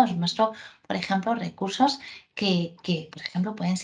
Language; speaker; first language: Spanish; native; Spanish